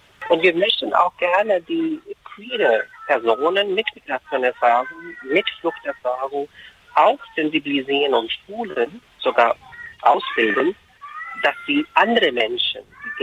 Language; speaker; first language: German; non-native, fluent; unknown